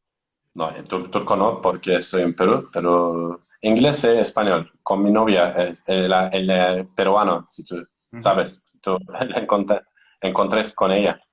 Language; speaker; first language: Spanish; non-native, learner; Turkish